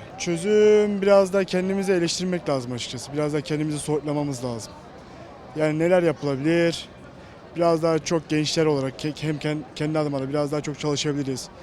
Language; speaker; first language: Turkish; native; Turkish